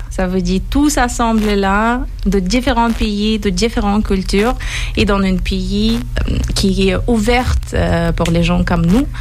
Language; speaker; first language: French; non-native, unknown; Persian